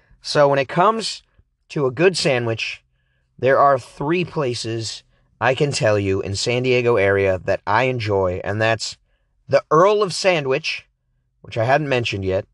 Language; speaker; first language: English; native; English